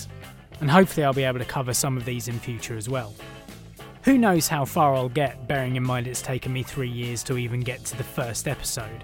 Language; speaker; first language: English; native; English